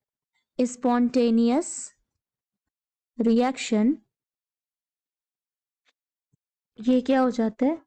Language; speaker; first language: Hindi; native; Hindi